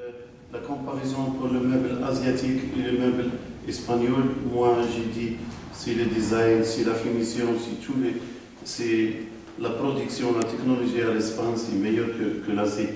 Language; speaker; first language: French; non-native, local second language; Arabic